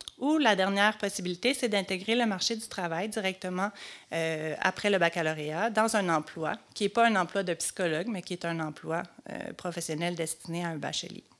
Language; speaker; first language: French; native; French